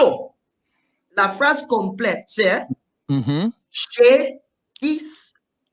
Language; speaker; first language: French; non-native, fluent; English